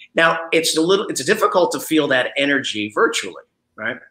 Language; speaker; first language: English; native; English